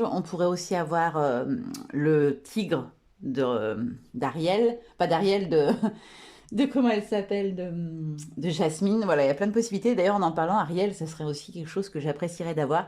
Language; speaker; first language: French; native; French